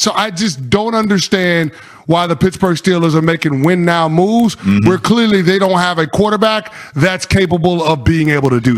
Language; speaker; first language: English; native; English